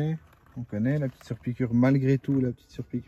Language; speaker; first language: French; native; French